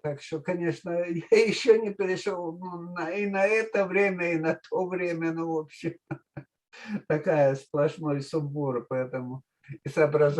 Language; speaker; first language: Russian; native; Russian